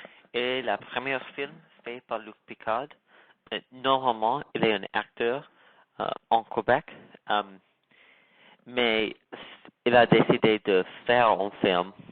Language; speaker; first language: French; non-native, learner; English